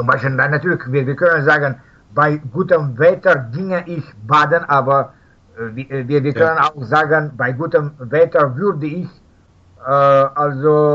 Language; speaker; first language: German; non-native, fluent; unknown